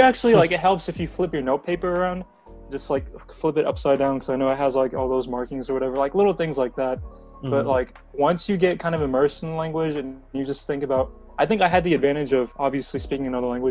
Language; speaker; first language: English; early bilingual, other home language; Korean